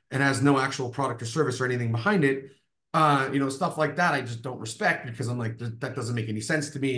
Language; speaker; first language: English; native; English